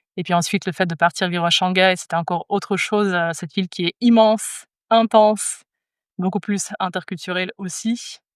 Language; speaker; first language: French; non-native, fluent; Russian